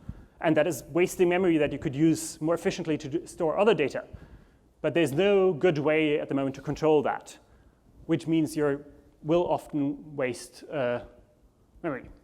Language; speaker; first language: English; non-native, fluent; German